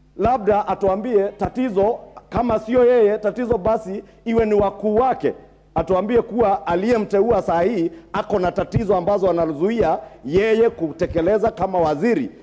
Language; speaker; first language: Swahili; non-native, local second language; Kikuyu